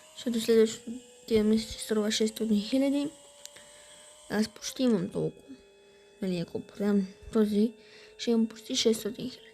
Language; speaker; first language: Bulgarian; native; Bulgarian